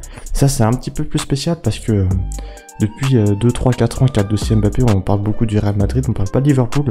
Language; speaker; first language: French; native; French